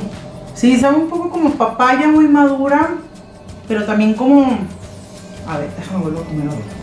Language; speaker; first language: Spanish; non-native, local second language; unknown